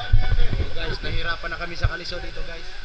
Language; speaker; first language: Filipino; non-native, local second language; Cebuano